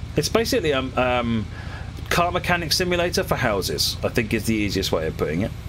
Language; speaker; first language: English; native; English